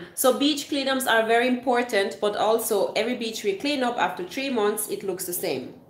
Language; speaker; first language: English; non-native, fluent; Swiss German